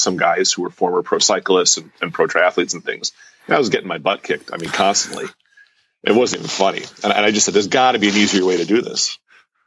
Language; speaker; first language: English; native; English